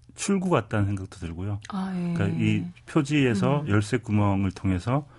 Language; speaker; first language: Korean; native; Korean